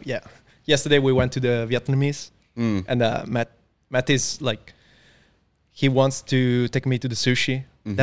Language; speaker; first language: English; non-native, fluent; Italian